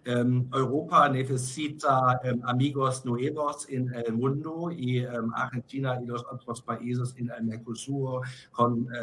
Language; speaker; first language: Spanish; non-native, fluent; German